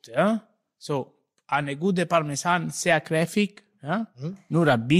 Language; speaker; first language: German; non-native, learner; Italian